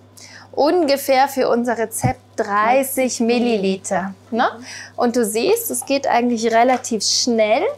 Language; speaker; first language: German; native; German